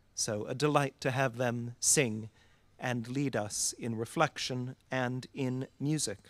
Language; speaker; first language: English; native; English